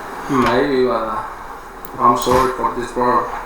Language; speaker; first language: English; non-native, learner; Spanish